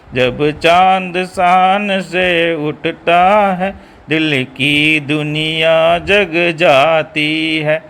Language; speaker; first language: Hindi; non-native, local second language; Malayalam